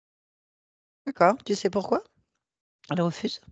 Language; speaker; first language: French; native; French